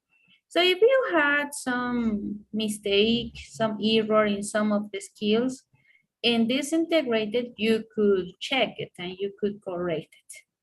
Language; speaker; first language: English; non-native, fluent; Spanish